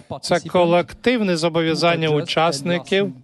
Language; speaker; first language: Ukrainian; non-native, fluent; French